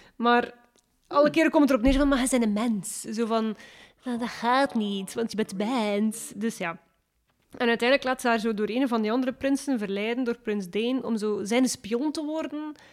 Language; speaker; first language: Dutch; native; Dutch